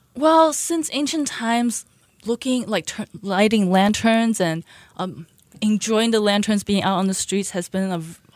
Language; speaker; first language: English; early bilingual, other home language; Chinese